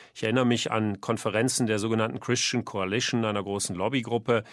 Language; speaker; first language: German; native; German